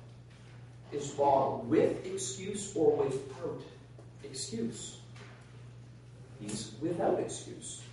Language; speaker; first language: English; native; English